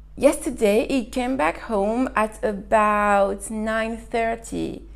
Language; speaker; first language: English; non-native, fluent; French